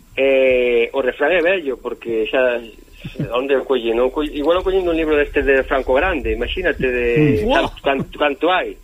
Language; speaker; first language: Galician; native; Galician